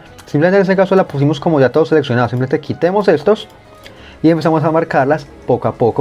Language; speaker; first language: Spanish; native; Spanish